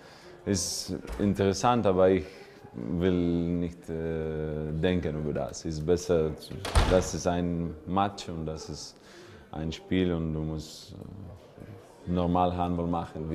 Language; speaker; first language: German; non-native, learner; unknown